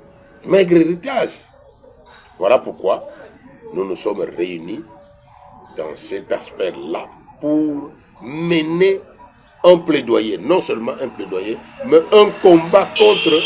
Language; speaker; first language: French; non-native, local second language; Kongo